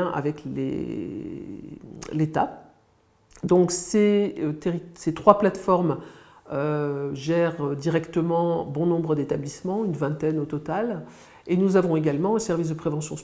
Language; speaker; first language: French; native; French